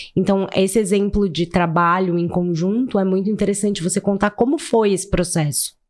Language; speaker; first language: Portuguese; native; Portuguese